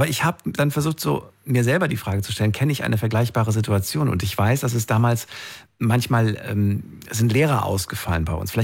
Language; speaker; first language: German; native; German